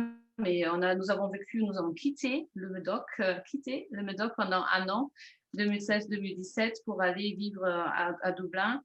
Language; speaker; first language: French; non-native, fluent; German